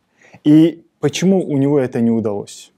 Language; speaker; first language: Russian; non-native, fluent; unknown